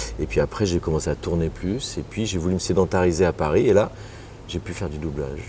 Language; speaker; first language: French; native; French